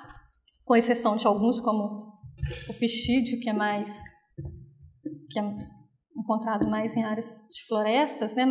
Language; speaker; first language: Portuguese; native; Portuguese